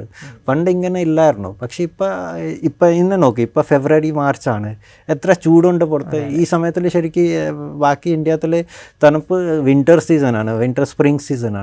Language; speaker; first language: Malayalam; non-native, fluent; Bangla